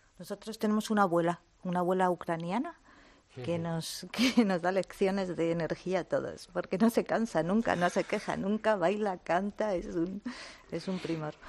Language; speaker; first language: Spanish; native; Spanish